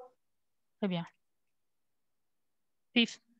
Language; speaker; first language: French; non-native, fluent; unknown